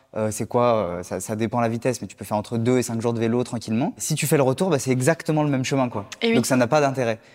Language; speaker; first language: French; native; French